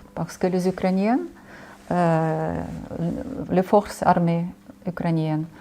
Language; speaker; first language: French; non-native, fluent; Ukrainian